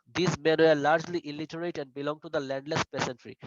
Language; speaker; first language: English; non-native, local second language; Bangla